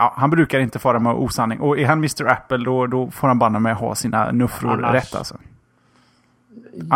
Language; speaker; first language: Swedish; native; Swedish